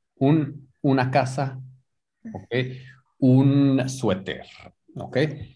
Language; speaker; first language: Spanish; non-native, fluent; English